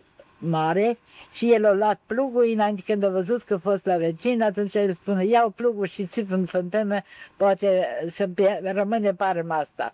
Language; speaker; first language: Romanian; non-native, local second language; German